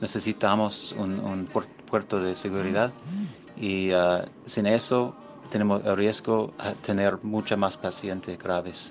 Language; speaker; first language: Spanish; non-native, fluent; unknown